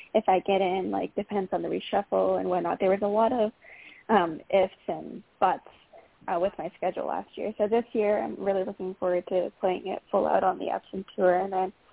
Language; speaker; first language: English; native; English